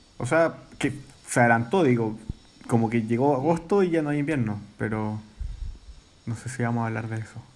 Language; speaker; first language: Spanish; native; Spanish